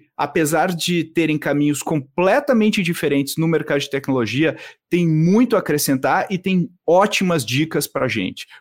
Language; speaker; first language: Portuguese; native; Portuguese